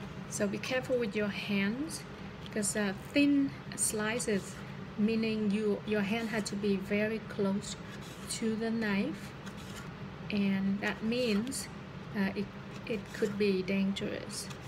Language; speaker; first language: English; non-native, fluent; Vietnamese